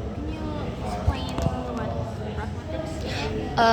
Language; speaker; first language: English; non-native, learner; Indonesian